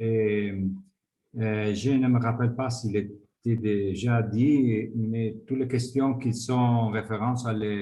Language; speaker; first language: French; non-native, fluent; Spanish